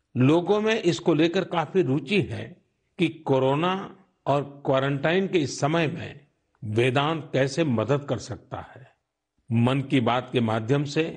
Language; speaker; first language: Hindi; non-native, local second language; Gujarati